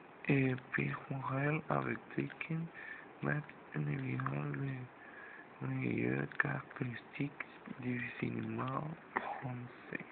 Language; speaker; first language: French; non-native, learner; Spanish